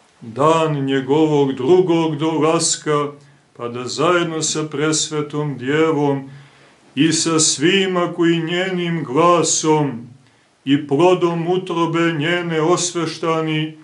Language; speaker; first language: Serbian; native; Serbian